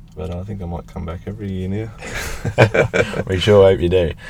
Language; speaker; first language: English; native; English